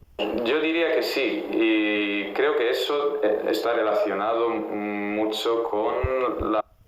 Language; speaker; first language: Spanish; non-native, fluent; Italian